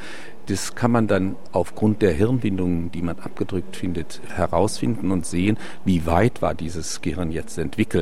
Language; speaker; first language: German; native; German